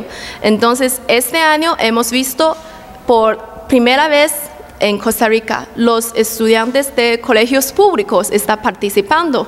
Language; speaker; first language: Spanish; non-native, fluent; Chinese